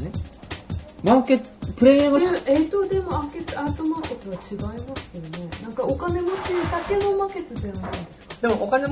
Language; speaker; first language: Japanese; non-native, fluent; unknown